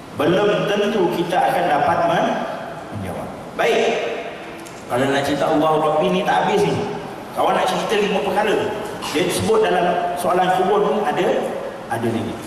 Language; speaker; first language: Malay; native; Malay